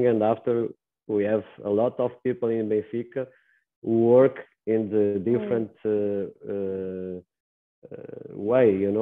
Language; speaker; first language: English; non-native, learner; Portuguese